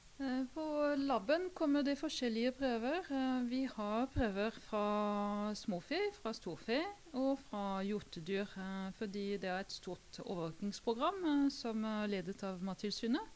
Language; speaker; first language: Norwegian; non-native, fluent; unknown